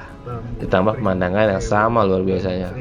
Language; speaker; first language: Indonesian; native; Indonesian